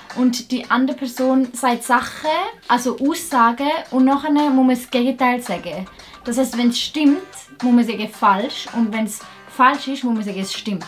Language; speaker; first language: German; native; German